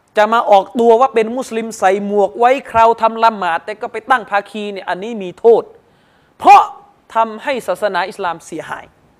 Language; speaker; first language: Thai; non-native, local second language; Malay